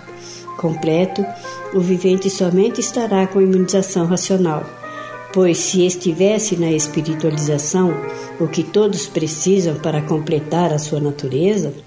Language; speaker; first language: Portuguese; native; Portuguese